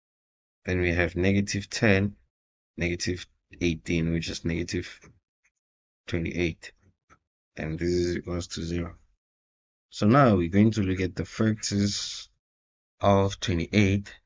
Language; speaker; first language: English; non-native, local second language; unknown